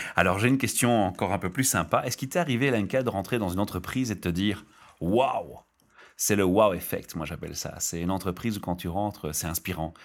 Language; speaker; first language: French; native; French